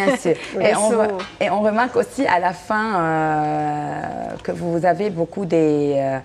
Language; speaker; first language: French; non-native, local second language; Arabic